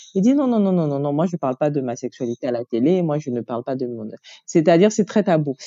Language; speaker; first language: French; native; French